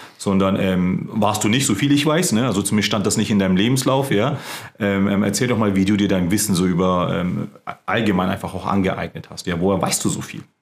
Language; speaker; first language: German; early bilingual, other home language; Turkish